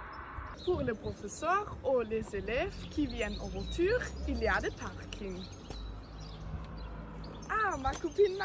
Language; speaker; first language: French; non-native, learner; German